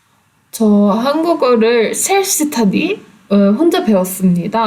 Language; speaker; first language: Korean; non-native, fluent; Turkish